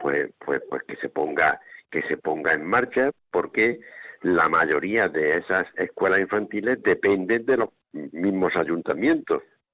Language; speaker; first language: Spanish; native; Spanish